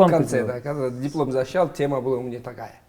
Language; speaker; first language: Russian; non-native, local second language; Kyrgyz